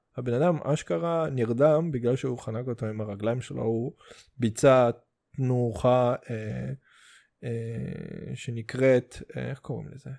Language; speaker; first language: Hebrew; early bilingual, other home language; Russian